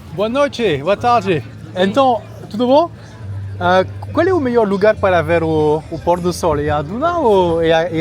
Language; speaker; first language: Portuguese; non-native, learner; French